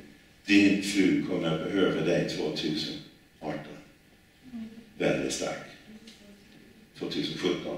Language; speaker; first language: Swedish; non-native, fluent; English